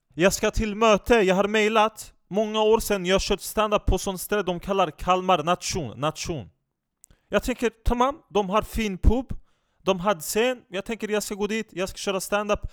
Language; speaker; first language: Swedish; non-native, fluent; Turkish